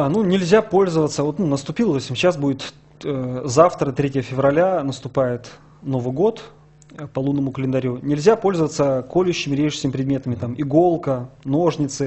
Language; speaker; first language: Russian; native; Russian